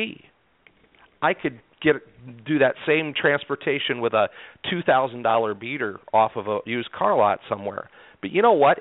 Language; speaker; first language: English; native; English